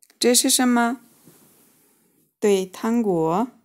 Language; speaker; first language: Chinese; non-native, fluent; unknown